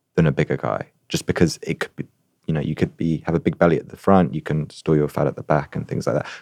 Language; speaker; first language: English; native; English